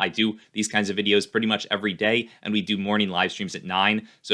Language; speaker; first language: English; native; English